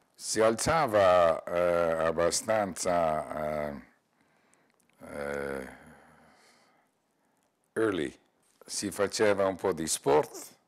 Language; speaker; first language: Italian; non-native, learner; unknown